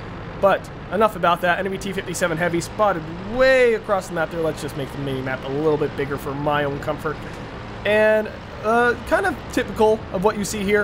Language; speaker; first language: English; native; English